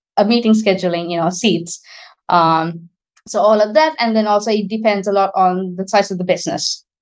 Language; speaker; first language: English; non-native, local second language; Sinhala